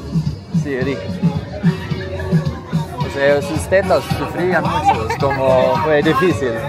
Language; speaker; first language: Spanish; non-native, fluent; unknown